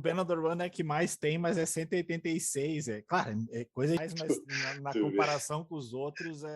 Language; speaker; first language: Portuguese; native; Portuguese